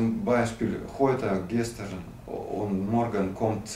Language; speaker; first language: German; non-native, learner; Russian